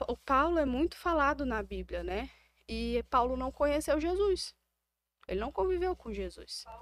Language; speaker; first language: Portuguese; native; Portuguese